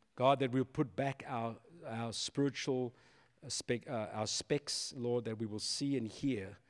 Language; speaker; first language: English; native; English